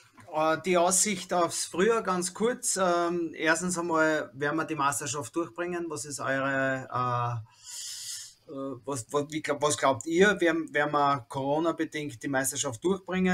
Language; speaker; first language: German; native; German